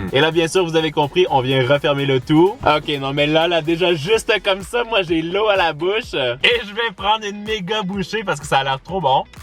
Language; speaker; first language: French; native; French